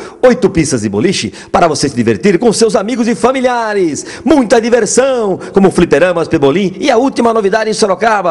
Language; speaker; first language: Portuguese; native; Portuguese